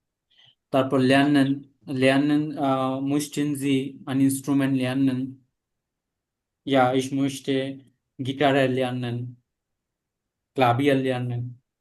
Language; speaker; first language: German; non-native, learner; Bangla